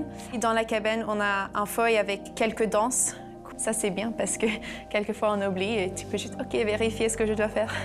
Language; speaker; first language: French; non-native, learner; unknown